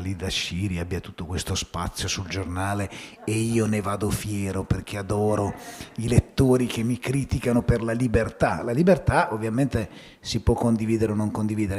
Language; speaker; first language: Italian; native; Italian